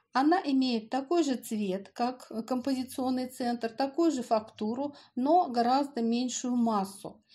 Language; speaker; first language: Russian; native; Russian